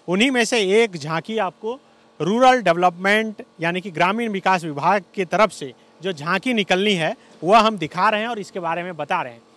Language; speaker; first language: Hindi; native; Hindi